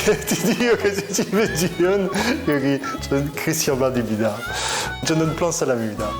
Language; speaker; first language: Korean; non-native, learner; French